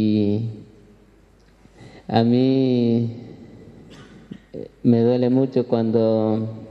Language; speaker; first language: Spanish; non-native, local second language; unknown